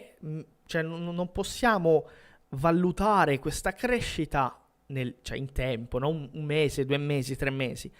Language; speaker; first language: Italian; non-native, fluent; Portuguese